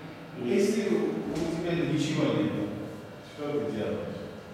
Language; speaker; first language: Russian; non-native, learner; Bulgarian